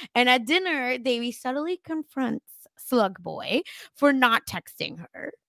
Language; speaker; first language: English; early bilingual, other home language; Hindi